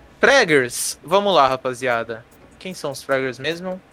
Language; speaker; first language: Portuguese; native; Portuguese